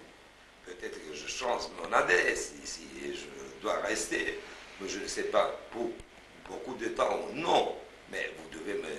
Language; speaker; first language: French; non-native, fluent; Romanian